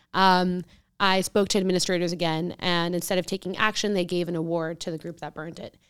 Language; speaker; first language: English; early bilingual, other home language; Spanish